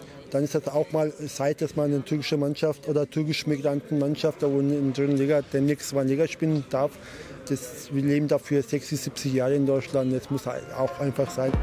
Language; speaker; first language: German; non-native, fluent; Turkish